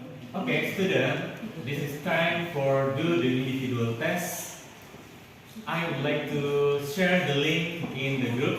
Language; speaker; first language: English; non-native, learner; Indonesian